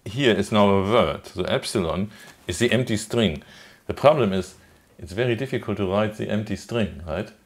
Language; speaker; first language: English; non-native, fluent; German